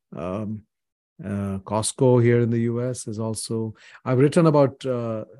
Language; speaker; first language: English; non-native, local second language; Hindi